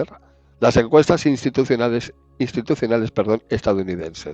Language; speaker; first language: Spanish; native; Spanish